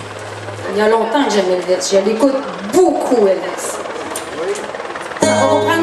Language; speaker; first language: French; native; French